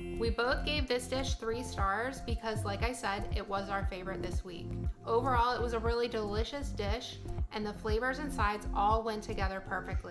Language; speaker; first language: English; native; English